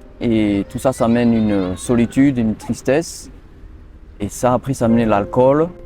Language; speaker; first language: French; early bilingual, other home language; English